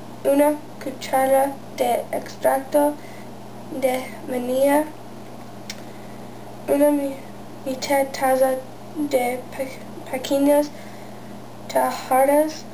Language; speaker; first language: Spanish; non-native, learner; English